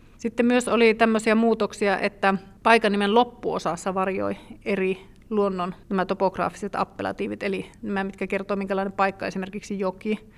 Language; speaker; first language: Finnish; native; Finnish